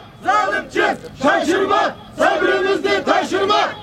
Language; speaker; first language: Turkish; non-native, fluent; Uyghur